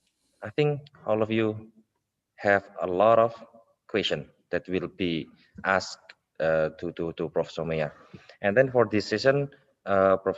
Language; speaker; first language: English; non-native, local second language; Indonesian